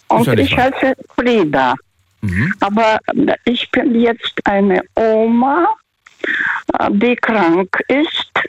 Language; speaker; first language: German; non-native, fluent; Russian